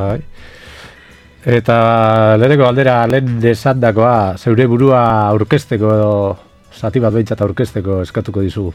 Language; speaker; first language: Basque; native; Basque